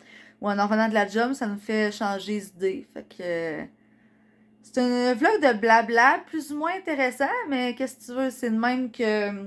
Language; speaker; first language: French; native; French